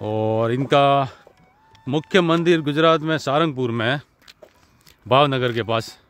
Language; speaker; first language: Hindi; non-native, local second language; Gujarati